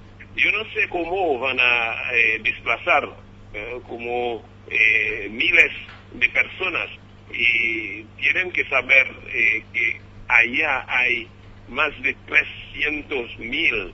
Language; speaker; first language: Spanish; non-native, fluent; Haitian Creole